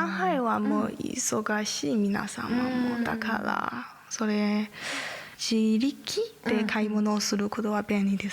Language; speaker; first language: Japanese; non-native, learner; Chinese